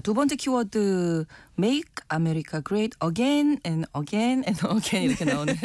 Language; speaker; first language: Korean; native; Korean